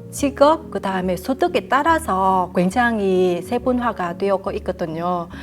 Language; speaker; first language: Korean; non-native, fluent; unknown